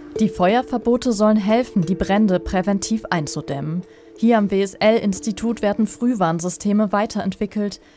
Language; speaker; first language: German; native; German